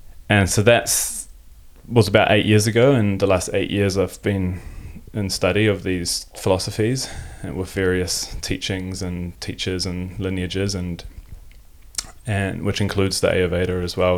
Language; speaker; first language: English; non-native, local second language; German